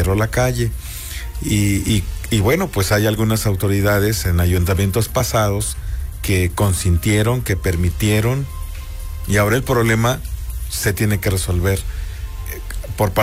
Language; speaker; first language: Spanish; native; Spanish